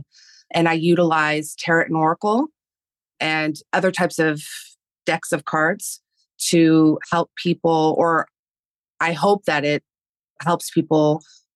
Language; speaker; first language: English; early bilingual, other home language; Spanish